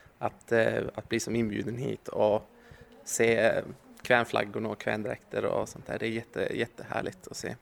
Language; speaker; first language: Swedish; native; Swedish